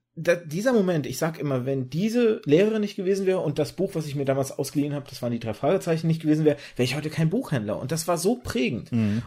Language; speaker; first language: German; early bilingual, other home language; Russian